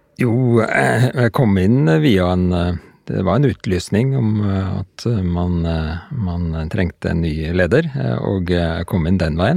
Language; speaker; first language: Norwegian; native; Norwegian